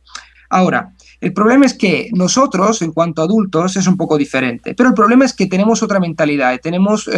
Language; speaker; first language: Spanish; non-native, fluent; Italian